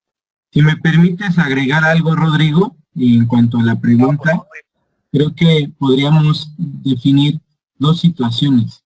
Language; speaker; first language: Spanish; native; Spanish